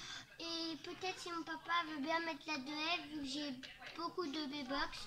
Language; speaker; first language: French; native; French